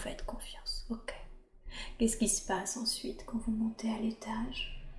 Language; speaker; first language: French; native; French